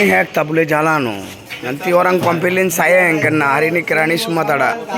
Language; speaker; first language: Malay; non-native, learner; Bangla